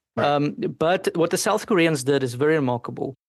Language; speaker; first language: English; non-native, local second language; Afrikaans